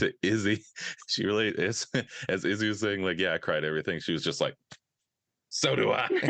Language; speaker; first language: English; native; English